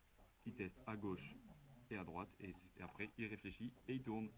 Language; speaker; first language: French; native; French